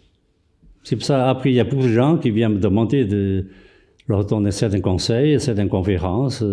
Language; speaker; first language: French; non-native, fluent; Chinese